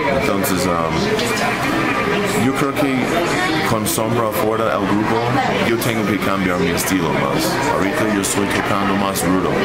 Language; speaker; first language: Spanish; non-native, fluent; English